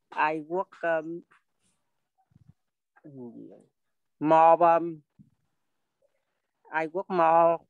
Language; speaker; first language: English; non-native, learner; Vietnamese